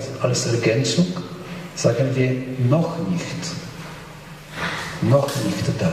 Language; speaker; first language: German; non-native, fluent; Polish